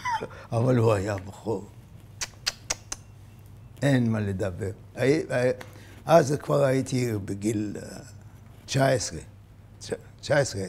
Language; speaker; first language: Hebrew; non-native, fluent; Arabic